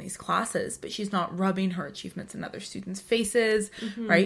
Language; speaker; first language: English; native; English